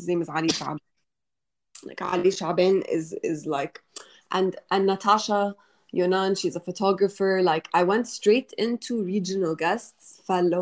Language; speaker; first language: English; non-native, fluent; Arabic